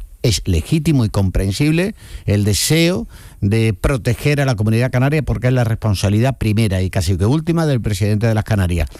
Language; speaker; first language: Spanish; native; Spanish